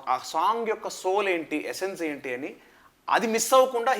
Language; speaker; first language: Telugu; native; Telugu